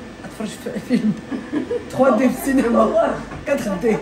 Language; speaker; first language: Arabic; native; Arabic